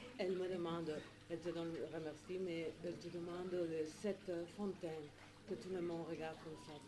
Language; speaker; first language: French; non-native, fluent; Spanish